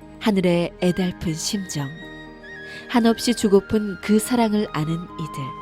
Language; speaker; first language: Korean; native; Korean